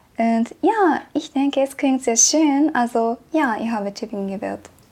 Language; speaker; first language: German; non-native, learner; Japanese